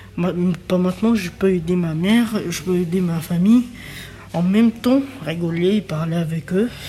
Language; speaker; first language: French; non-native, learner; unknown